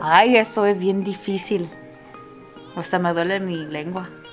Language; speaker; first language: Spanish; early bilingual, heritage; Spanish